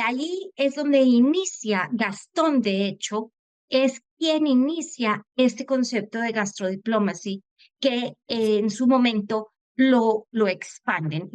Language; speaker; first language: Spanish; native; Spanish